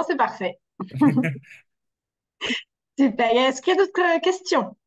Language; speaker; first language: French; native; French